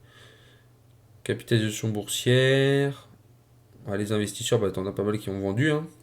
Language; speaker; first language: French; native; French